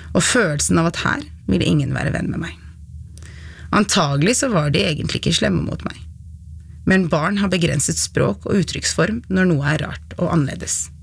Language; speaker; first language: Norwegian; early bilingual, other home language; Arabic